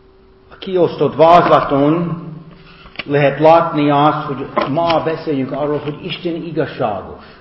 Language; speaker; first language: Hungarian; non-native, fluent; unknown